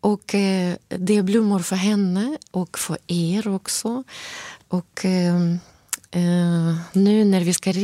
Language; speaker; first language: Swedish; non-native, fluent; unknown